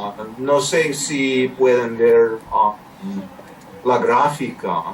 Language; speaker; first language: Spanish; non-native, learner; English